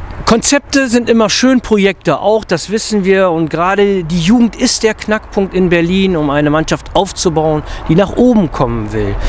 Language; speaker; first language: German; native; German